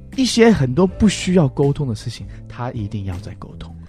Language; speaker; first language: Chinese; non-native, fluent; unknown